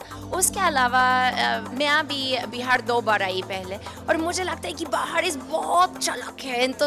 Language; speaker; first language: Hindi; non-native, fluent; English